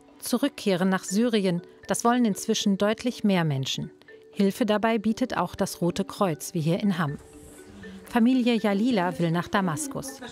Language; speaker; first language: German; native; German